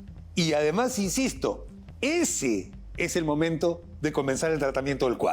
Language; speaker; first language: Spanish; native; Spanish